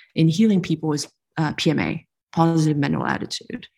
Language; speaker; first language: English; non-native, fluent; French